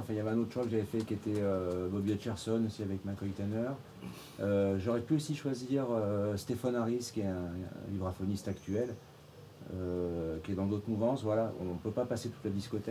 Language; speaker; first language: French; native; French